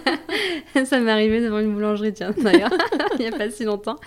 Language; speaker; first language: French; native; French